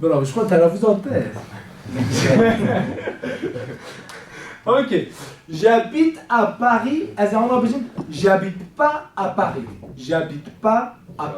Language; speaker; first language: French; non-native, fluent; Kurdish